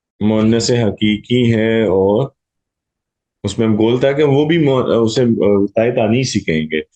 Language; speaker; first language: Urdu; non-native, local second language; Punjabi